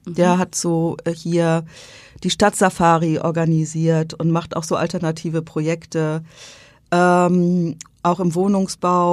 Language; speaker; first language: German; native; German